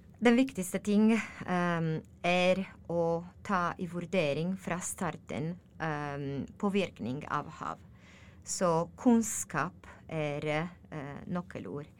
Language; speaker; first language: Norwegian; non-native, learner; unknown